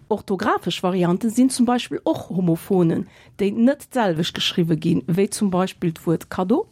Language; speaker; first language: Luxembourgish; native; Luxembourgish